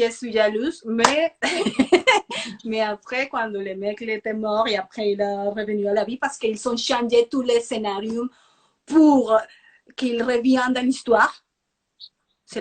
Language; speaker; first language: French; non-native, fluent; Spanish